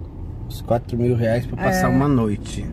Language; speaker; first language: Portuguese; native; Portuguese